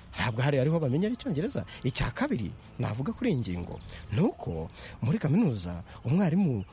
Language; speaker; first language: Kinyarwanda; native; Kinyarwanda